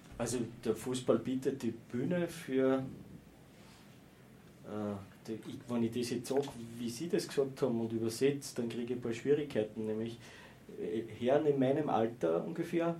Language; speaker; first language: German; native; German